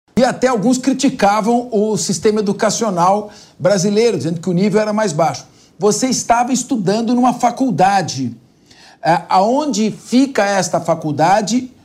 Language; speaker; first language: Portuguese; native; Portuguese